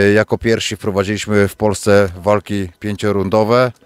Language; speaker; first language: Polish; native; Polish